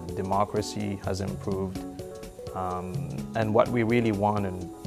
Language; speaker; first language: English; non-native, fluent; Morisyen